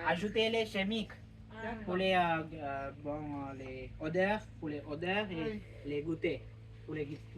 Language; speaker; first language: French; non-native, learner; Sinhala